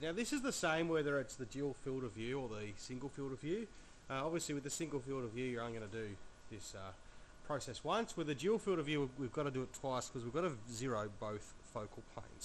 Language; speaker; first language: English; native; English